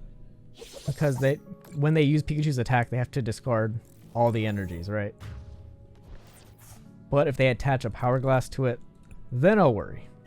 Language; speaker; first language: English; native; English